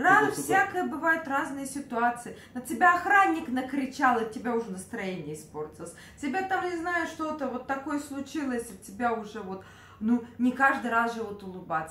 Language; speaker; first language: Russian; native; Russian